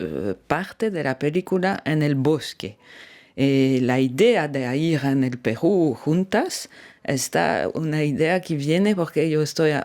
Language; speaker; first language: Spanish; non-native, fluent; French